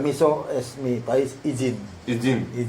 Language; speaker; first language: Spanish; non-native, learner; Indonesian